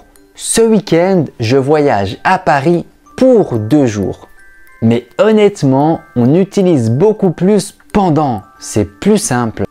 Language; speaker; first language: French; native; French